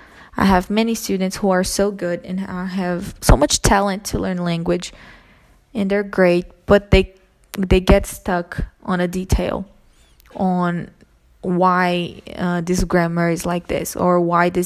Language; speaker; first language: English; non-native, fluent; Portuguese